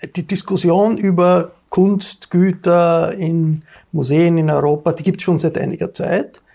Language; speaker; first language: German; native; German